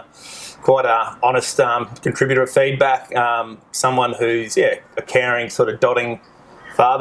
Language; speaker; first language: English; native; English